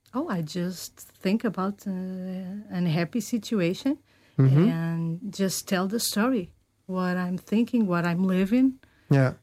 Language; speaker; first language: English; non-native, learner; Portuguese